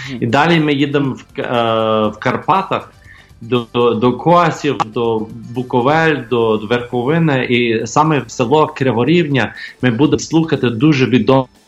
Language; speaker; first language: Ukrainian; early bilingual, heritage; Ukrainian